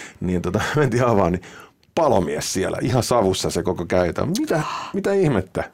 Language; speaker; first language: Finnish; native; Finnish